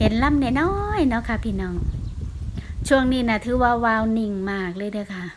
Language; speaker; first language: Thai; native; Thai